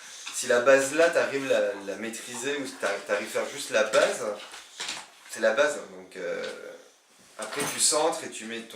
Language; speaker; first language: French; native; French